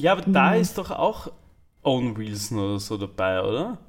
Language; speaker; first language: German; native; German